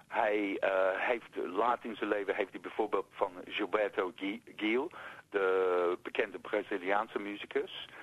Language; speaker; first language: Dutch; non-native, fluent; English